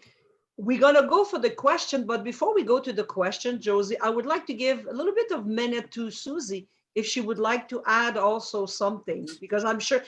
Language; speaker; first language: English; non-native, fluent; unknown